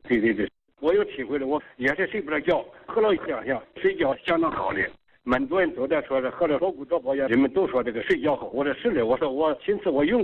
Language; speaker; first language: Chinese; native; Chinese